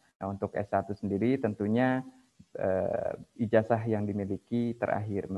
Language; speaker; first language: Indonesian; native; Indonesian